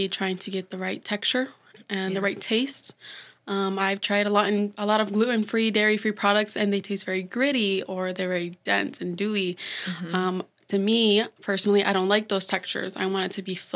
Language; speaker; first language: English; native; English